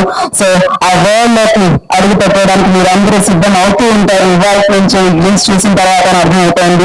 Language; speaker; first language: Telugu; native; Telugu